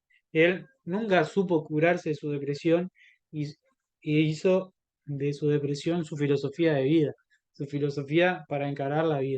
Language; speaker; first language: Spanish; native; Spanish